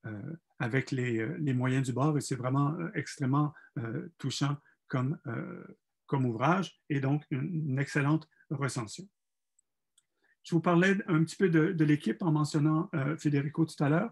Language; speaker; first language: French; native; French